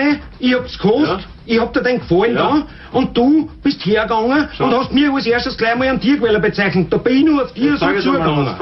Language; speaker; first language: German; native; German